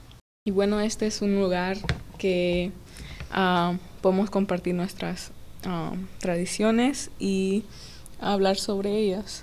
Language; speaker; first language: Spanish; early bilingual, heritage; English